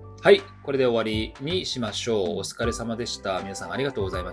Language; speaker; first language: Japanese; non-native, fluent; Korean